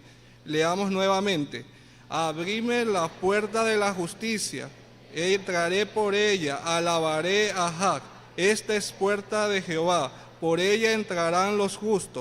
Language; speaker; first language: Spanish; native; Spanish